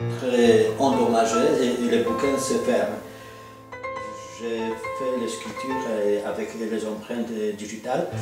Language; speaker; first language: French; non-native, fluent; Polish